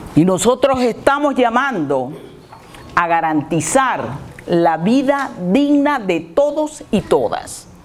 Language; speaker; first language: Spanish; native; Spanish